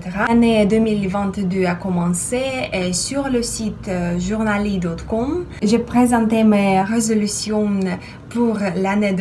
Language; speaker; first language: French; non-native, fluent; Russian